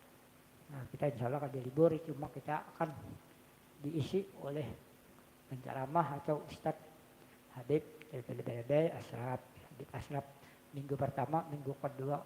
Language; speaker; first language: Indonesian; non-native, local second language; Banjar